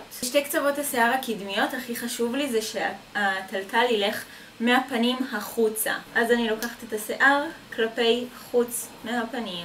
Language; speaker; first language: Hebrew; native; Hebrew